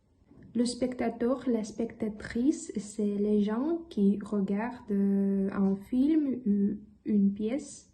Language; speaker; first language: French; non-native, learner; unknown